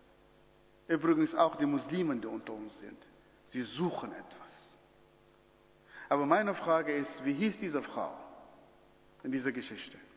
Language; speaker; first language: German; non-native, fluent; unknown